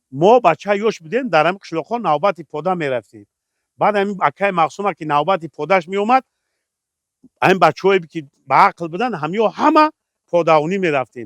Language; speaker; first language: Tajik; native; Tajik